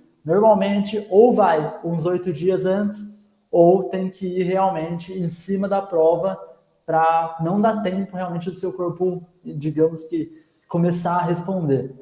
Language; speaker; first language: Portuguese; native; Portuguese